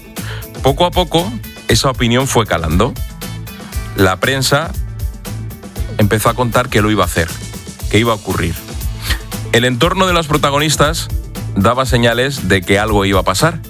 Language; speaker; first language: Spanish; native; Spanish